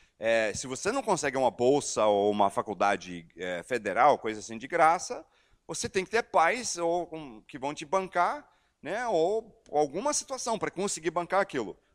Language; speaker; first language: Portuguese; non-native, fluent; English